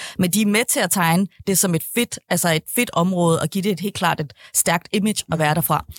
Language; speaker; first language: Danish; native; Danish